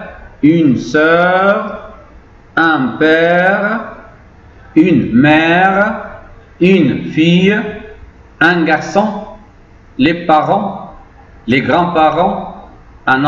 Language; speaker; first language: French; non-native, fluent; Arabic